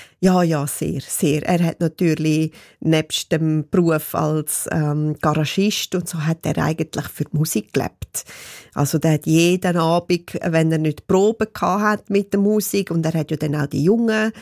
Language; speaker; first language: German; non-native, local second language; Romansh